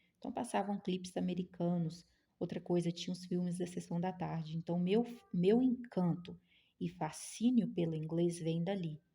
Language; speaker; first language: Portuguese; native; Portuguese